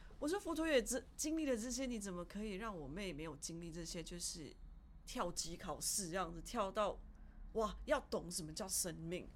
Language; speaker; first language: Chinese; early bilingual, heritage; Chinese